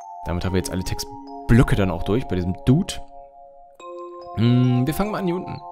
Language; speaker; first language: German; native; German